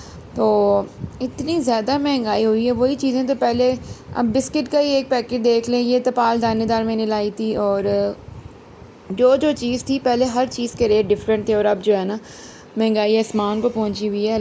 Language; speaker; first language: Urdu; native; Urdu